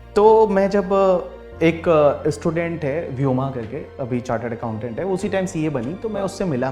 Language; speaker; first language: Hindi; native; Hindi